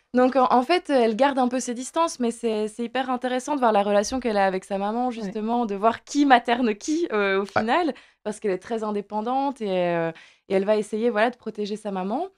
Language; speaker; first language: French; native; French